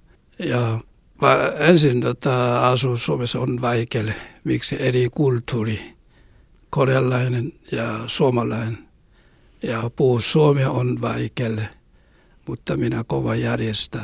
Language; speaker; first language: Finnish; non-native, learner; Korean